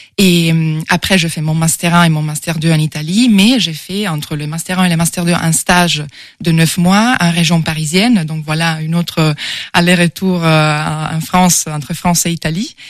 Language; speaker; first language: French; non-native, fluent; Italian